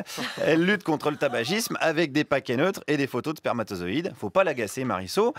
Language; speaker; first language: French; native; French